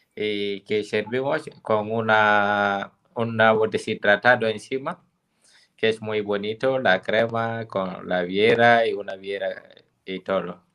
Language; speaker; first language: Spanish; non-native, fluent; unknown